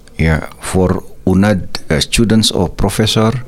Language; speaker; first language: English; non-native, learner; Indonesian